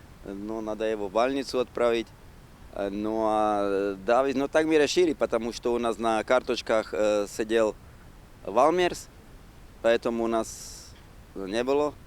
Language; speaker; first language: Russian; non-native, fluent; Slovak